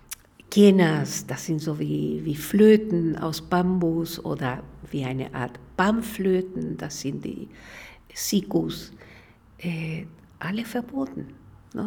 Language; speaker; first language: German; non-native, fluent; Spanish